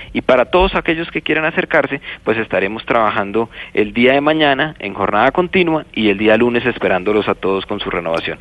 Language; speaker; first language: Spanish; native; Spanish